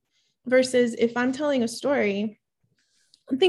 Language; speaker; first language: English; early bilingual, other home language; Spanish